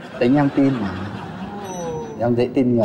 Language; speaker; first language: Vietnamese; native; Vietnamese